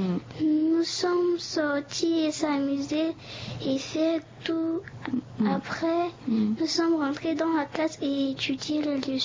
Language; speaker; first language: French; non-native, local second language; Sango